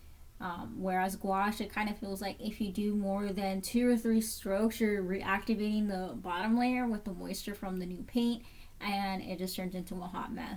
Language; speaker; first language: English; native; English